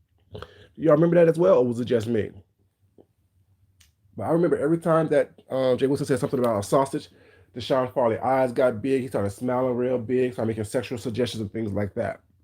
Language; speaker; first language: English; native; English